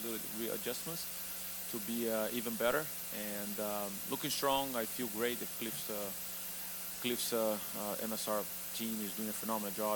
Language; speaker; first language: English; non-native, fluent; Portuguese